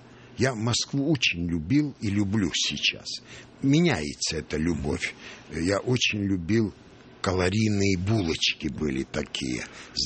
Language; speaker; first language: Russian; non-native, local second language; Armenian